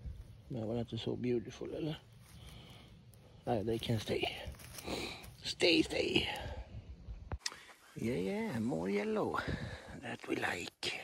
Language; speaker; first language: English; non-native, learner; Swedish